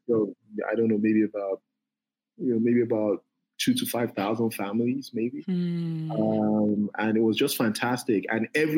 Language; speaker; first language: English; non-native, local second language; Yoruba